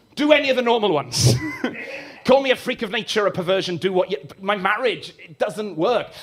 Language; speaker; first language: English; native; English